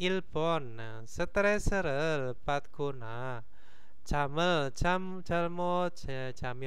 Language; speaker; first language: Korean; non-native, fluent; Indonesian